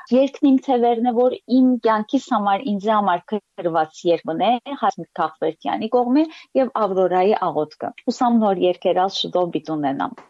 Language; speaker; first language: Armenian; early bilingual, heritage; Armenian